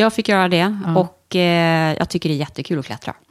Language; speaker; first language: Swedish; native; Swedish